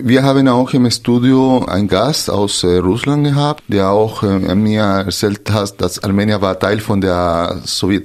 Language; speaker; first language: German; non-native, fluent; Spanish